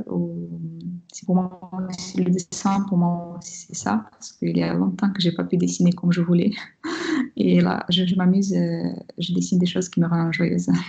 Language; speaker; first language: French; non-native, fluent; Russian